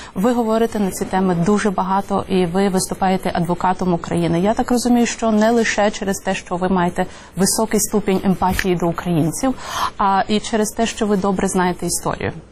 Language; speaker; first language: Ukrainian; native; Ukrainian